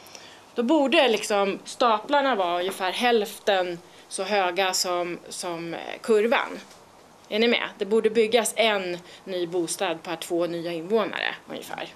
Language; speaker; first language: Swedish; native; Swedish